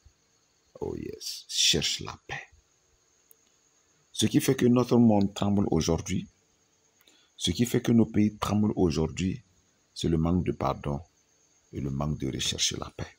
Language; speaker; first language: French; non-native, local second language; Mossi